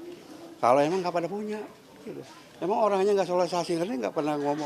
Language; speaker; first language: Indonesian; native; Indonesian